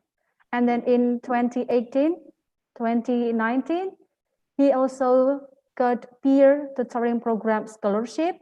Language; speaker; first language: English; non-native, fluent; Indonesian